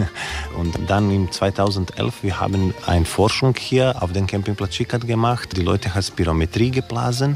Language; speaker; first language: German; non-native, learner; Croatian